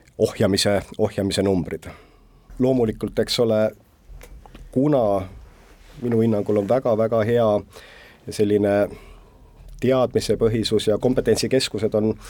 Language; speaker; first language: Estonian; native; Estonian